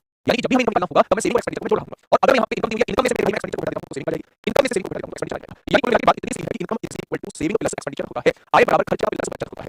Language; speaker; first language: Hindi; native; Hindi